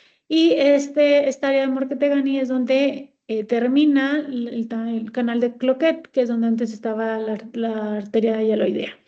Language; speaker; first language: Spanish; native; Spanish